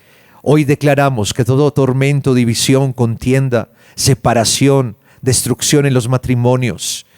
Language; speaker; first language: Spanish; native; Spanish